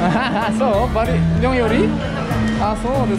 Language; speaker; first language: Japanese; non-native, fluent; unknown